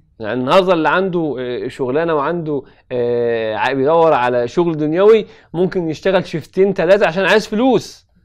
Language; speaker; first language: Arabic; native; Arabic